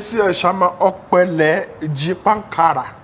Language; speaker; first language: Portuguese; non-native, learner; Yoruba